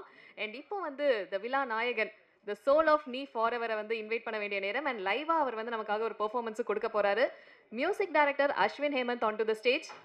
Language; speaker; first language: Tamil; native; Tamil